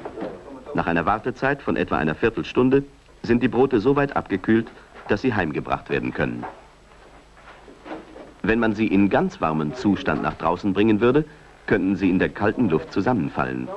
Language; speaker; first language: German; native; German